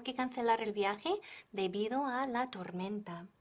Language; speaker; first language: Spanish; non-native, fluent; English